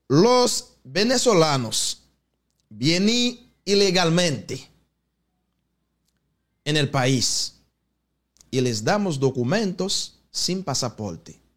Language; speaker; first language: Spanish; non-native, fluent; Haitian Creole